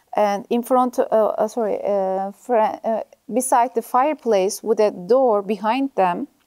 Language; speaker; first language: English; non-native, learner; Turkish